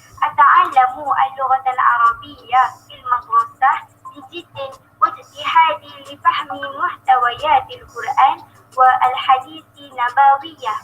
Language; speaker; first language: Arabic; non-native, learner; Malay